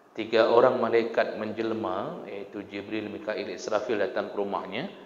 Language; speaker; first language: Malay; non-native, local second language; Achinese